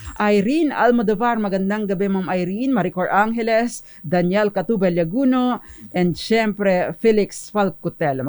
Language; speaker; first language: Filipino; native; Filipino